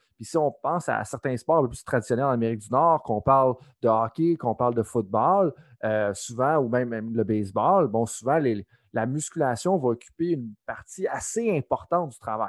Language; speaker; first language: French; native; French